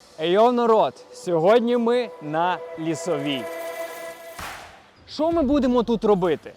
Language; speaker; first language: Ukrainian; native; Ukrainian